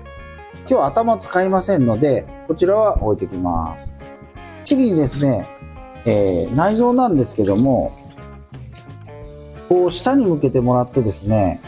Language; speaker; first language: Japanese; native; Japanese